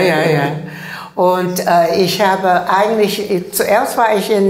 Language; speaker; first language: German; non-native, learner; English